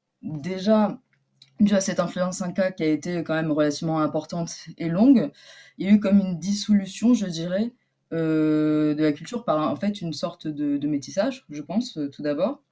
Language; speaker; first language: French; native; French